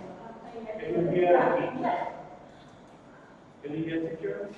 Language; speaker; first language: English; non-native, learner; Vietnamese